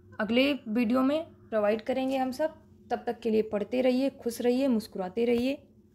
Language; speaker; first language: Hindi; native; Hindi